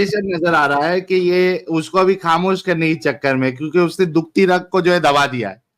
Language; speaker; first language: Hindi; native; Hindi